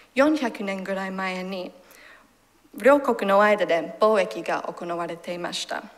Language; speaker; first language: Japanese; non-native, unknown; English